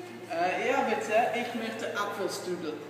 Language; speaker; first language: German; non-native, learner; English